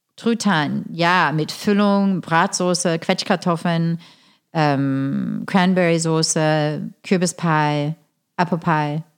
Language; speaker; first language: German; non-native, fluent; English